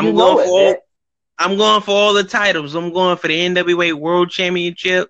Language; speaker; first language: English; native; English